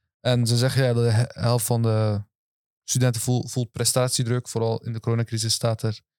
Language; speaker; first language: Dutch; early bilingual, other home language; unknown